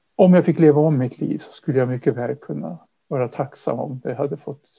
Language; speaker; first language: Swedish; native; Swedish